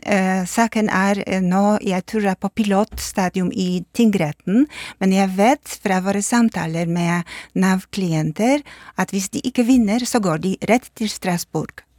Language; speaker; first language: Norwegian; non-native, fluent; Polish